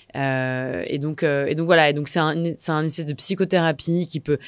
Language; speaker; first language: French; native; French